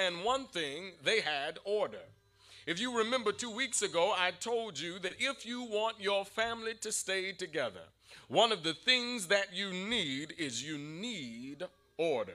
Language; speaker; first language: English; native; English